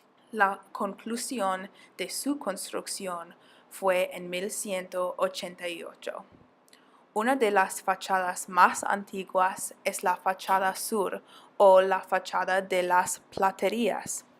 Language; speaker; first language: Spanish; non-native, learner; English